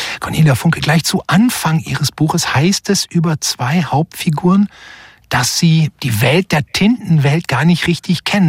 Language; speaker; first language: German; native; German